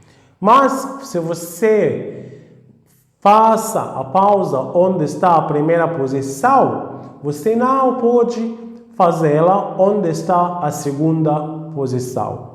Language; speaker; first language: Portuguese; non-native, fluent; Arabic